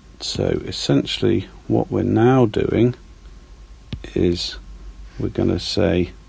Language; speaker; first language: English; native; English